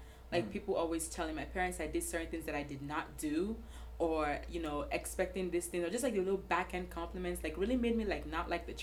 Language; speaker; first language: English; non-native, local second language; Yoruba